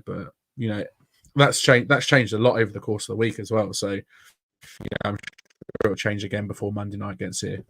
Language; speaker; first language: English; native; English